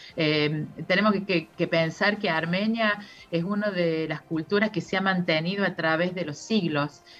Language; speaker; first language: Spanish; native; Spanish